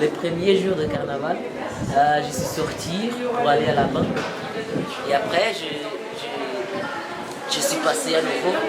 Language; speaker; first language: French; non-native, learner; Portuguese